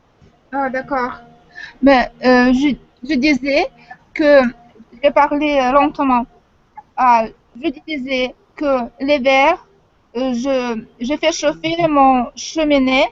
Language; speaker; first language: French; non-native, fluent; Russian